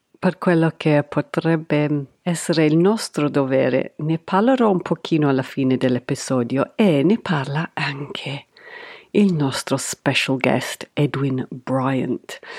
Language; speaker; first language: Italian; non-native, fluent; English